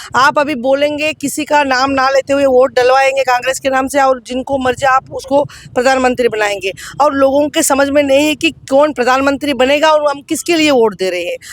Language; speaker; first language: Hindi; non-native, local second language; Tamil